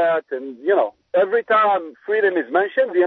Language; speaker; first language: English; non-native, fluent; Arabic